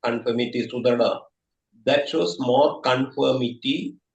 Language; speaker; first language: English; non-native, local second language; Malayalam